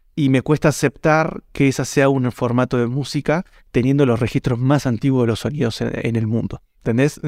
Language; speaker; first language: Spanish; native; Spanish